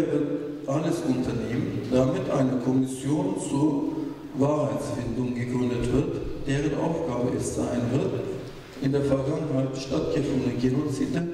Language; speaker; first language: German; non-native, fluent; Turkish